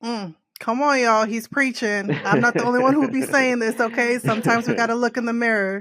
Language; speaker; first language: English; native; English